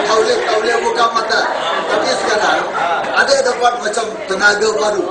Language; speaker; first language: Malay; non-native, local second language; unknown